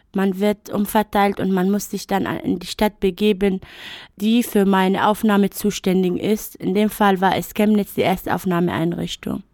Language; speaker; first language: German; non-native, fluent; Arabic